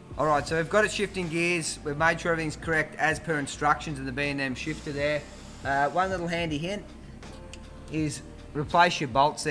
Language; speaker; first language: English; native; English